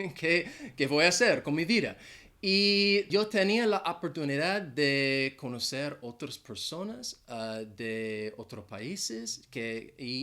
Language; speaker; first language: Spanish; non-native, fluent; English